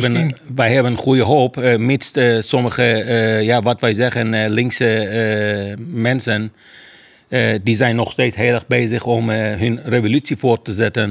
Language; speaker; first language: Dutch; non-native, fluent; Persian